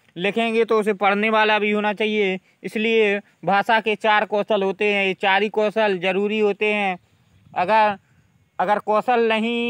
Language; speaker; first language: Hindi; native; Hindi